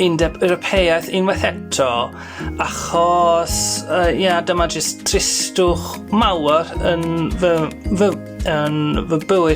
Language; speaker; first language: Welsh; non-native, learner; German